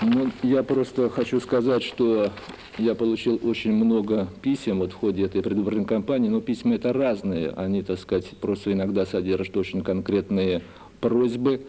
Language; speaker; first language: Russian; non-native, local second language; Chuvash